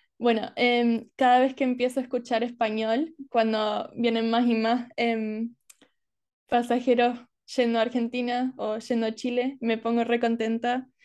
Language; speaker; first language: Spanish; early bilingual, heritage; Spanish